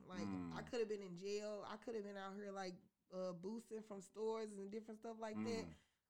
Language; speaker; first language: English; native; English